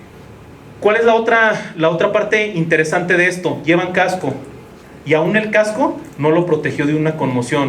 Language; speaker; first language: Spanish; native; Spanish